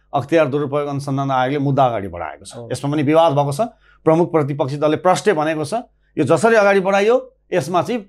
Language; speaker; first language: Nepali; native; Nepali